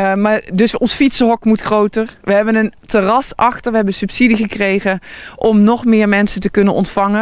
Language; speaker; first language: Dutch; native; Dutch